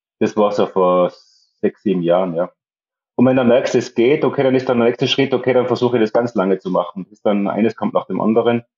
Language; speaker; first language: German; native; German